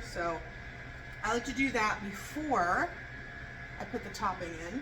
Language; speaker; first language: English; native; English